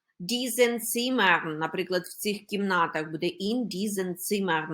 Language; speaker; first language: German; non-native, fluent; Ukrainian